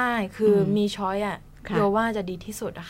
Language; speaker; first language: Thai; non-native, fluent; Japanese